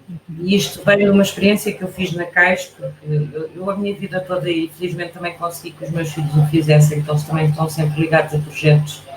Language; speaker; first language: Portuguese; native; Portuguese